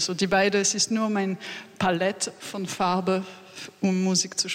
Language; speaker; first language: German; non-native, learner; French